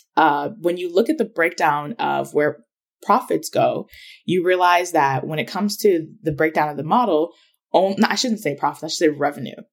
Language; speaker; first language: English; early bilingual, other home language; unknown